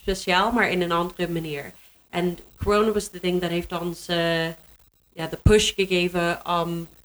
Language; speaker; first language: Dutch; non-native, fluent; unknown